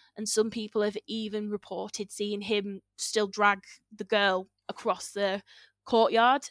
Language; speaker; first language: English; native; English